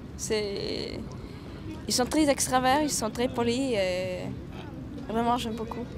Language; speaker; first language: French; non-native, fluent; Latvian